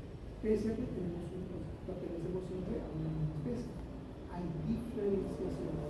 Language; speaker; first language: Spanish; native; Spanish